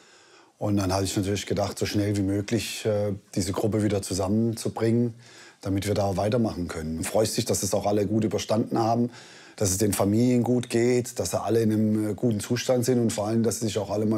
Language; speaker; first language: German; native; German